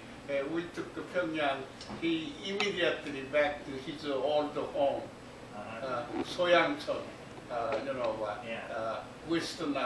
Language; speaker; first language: English; non-native, learner; Korean